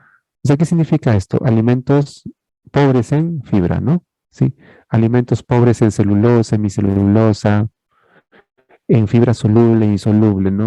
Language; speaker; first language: Spanish; native; Spanish